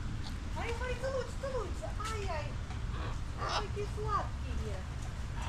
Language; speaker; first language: Russian; native; Russian